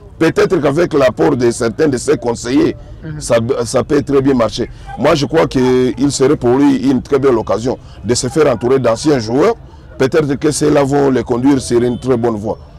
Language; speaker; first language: French; non-native, local second language; Swahili